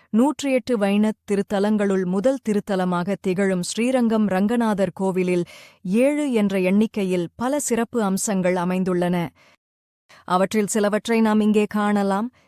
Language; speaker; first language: Tamil; native; Tamil